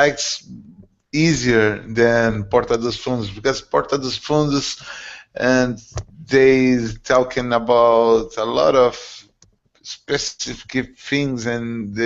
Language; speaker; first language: English; non-native, learner; Portuguese